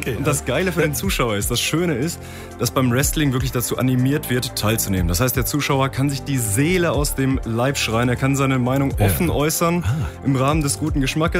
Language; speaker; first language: German; native; German